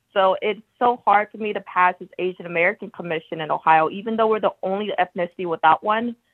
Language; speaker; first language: English; native; English